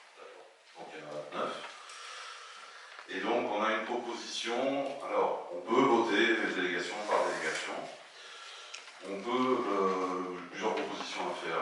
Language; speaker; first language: French; native; French